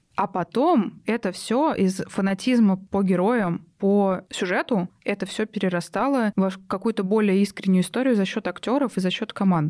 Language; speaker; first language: Russian; native; Russian